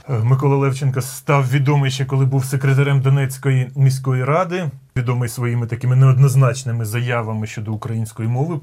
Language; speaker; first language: Ukrainian; native; Ukrainian